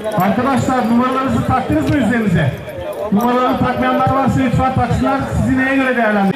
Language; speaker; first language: Turkish; native; Turkish